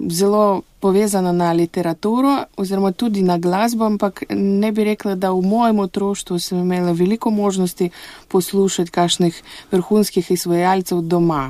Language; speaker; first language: Slovenian; non-native, fluent; Russian